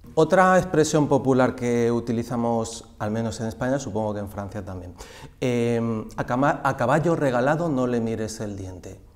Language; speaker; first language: Spanish; native; Spanish